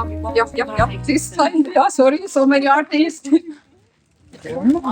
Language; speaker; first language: English; non-native, learner; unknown